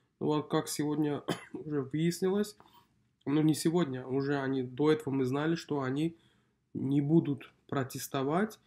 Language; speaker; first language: Russian; non-native, local second language; Uzbek